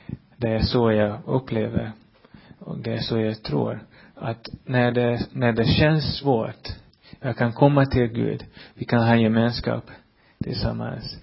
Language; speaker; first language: Swedish; non-native, fluent; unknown